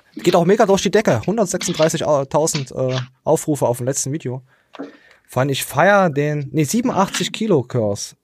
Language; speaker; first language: German; native; German